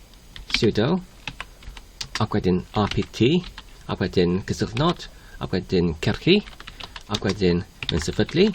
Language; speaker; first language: Welsh; non-native, learner; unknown